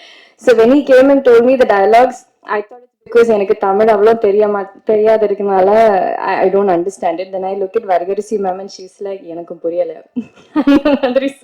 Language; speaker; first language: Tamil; non-native, learner; Malayalam